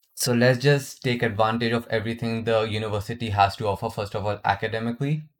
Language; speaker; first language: English; non-native, local second language; Hindi